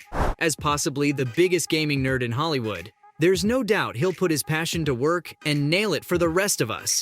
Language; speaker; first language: English; native; English